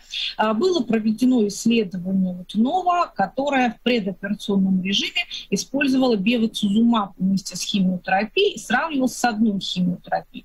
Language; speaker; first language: Russian; native; Russian